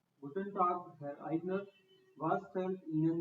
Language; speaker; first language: German; non-native, learner; Hindi